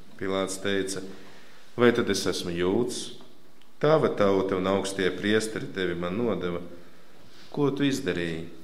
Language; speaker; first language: Latvian; native; Latvian